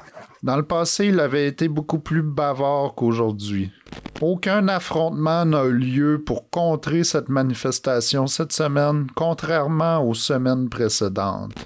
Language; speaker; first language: French; native; French